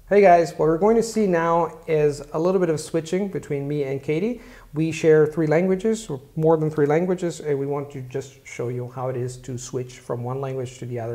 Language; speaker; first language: English; non-native, fluent; Italian